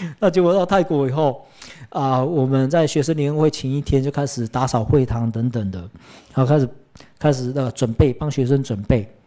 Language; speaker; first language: Chinese; early bilingual, heritage; Chinese